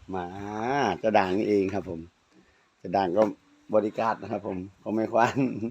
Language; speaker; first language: Thai; non-native, local second language; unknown